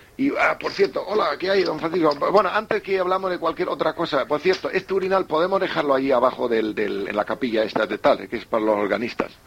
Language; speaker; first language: Spanish; non-native, fluent; German